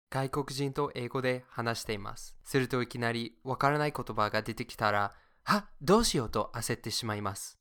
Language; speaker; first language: Japanese; non-native, fluent; English